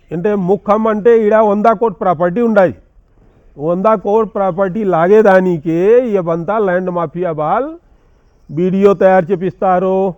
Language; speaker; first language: Telugu; non-native, local second language; Hindi